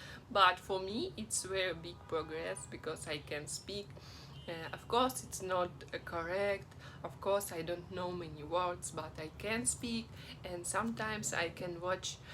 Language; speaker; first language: English; non-native, learner; Russian